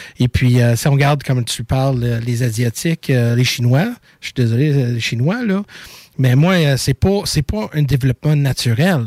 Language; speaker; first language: French; native; French